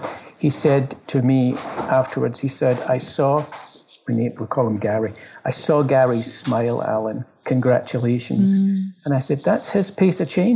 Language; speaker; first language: English; native; English